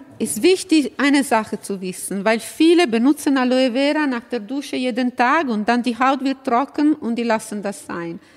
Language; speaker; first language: German; non-native, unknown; Italian